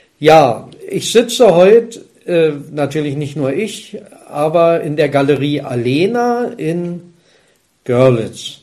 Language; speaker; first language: German; native; German